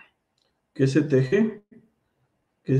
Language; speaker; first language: Spanish; native; Spanish